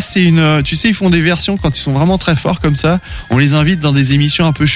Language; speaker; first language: French; native; French